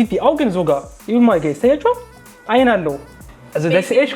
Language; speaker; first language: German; early bilingual, other home language; Amharic